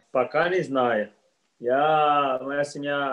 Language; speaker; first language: Ukrainian; non-native, learner; Portuguese